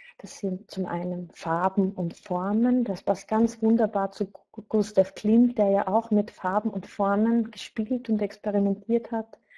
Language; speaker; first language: German; native; German